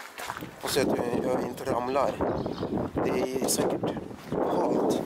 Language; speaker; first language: Swedish; early bilingual, other home language; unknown